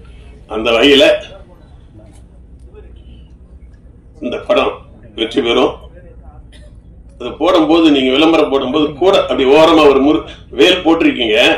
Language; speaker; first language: Tamil; native; Tamil